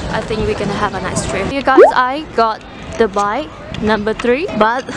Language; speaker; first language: English; non-native, learner; Thai